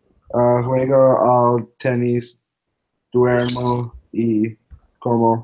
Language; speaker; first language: Spanish; non-native, learner; English